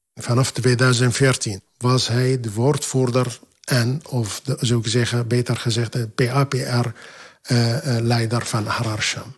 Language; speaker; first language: Dutch; non-native, fluent; Arabic